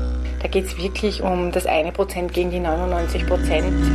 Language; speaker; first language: German; native; German